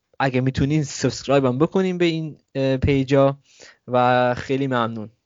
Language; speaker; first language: Persian; early bilingual, heritage; Persian